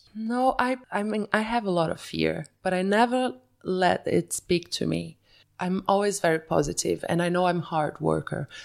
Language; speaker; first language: English; early bilingual, other home language; Portuguese